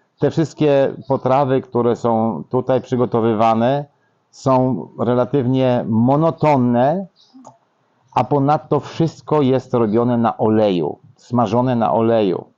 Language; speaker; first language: Polish; native; Polish